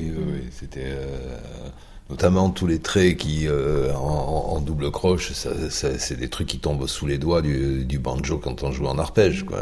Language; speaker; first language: French; native; French